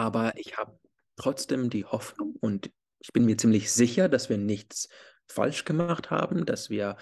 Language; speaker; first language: German; early bilingual, heritage; English